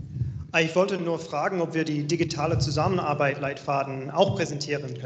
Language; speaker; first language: German; non-native, learner; English